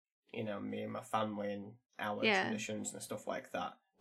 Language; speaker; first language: English; native; English